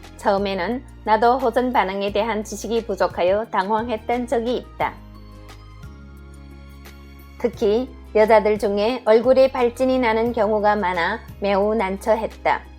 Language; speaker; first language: Korean; native; Korean